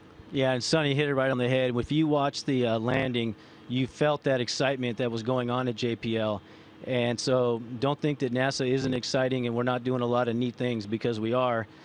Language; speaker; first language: English; early bilingual, other home language; Spanish